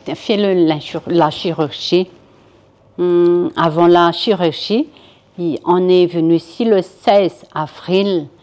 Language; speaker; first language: French; non-native, local second language; Malagasy